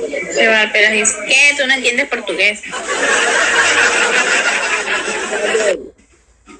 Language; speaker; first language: Spanish; native; Spanish